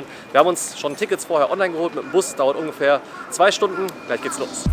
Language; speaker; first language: German; native; German